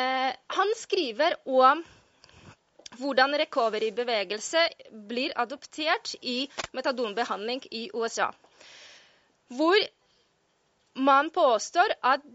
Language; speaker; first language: Norwegian; non-native, fluent; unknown